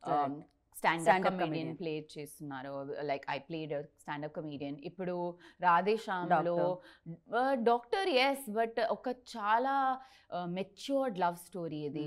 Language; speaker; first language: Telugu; non-native, learner; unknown